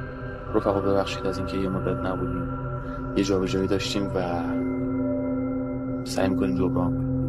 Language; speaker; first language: Persian; native; Persian